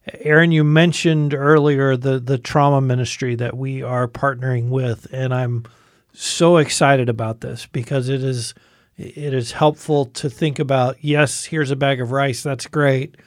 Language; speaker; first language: English; native; English